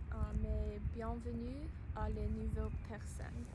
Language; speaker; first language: French; non-native, learner; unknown